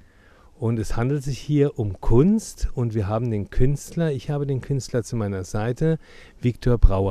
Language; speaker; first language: German; native; German